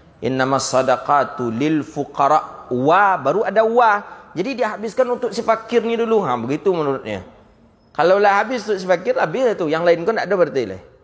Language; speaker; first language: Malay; non-native, local second language; Minangkabau